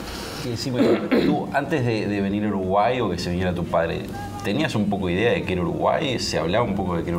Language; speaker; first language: Spanish; native; Spanish